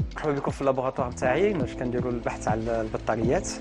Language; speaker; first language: Arabic; native; Arabic